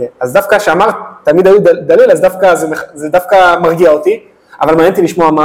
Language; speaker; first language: Hebrew; native; Hebrew